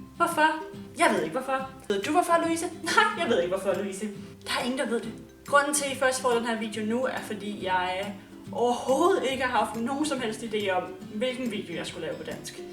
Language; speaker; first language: Danish; native; Danish